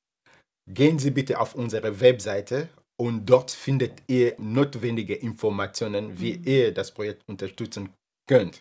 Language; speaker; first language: German; non-native, fluent; Lingala